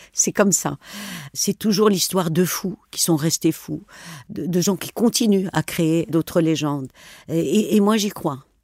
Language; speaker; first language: French; non-native, local second language; Arabic